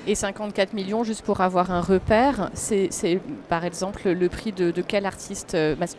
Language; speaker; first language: French; native; French